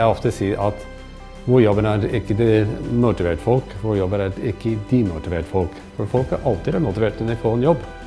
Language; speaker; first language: Norwegian; non-native, fluent; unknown